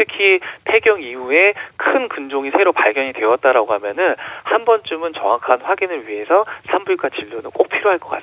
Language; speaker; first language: Korean; native; Korean